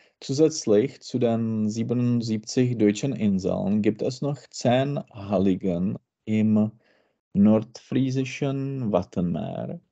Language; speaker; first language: German; non-native, learner; Czech